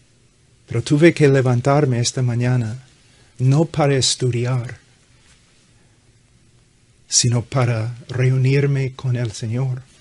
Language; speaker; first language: Spanish; non-native, fluent; English